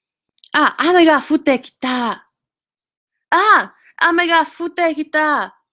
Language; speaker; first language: Japanese; non-native, fluent; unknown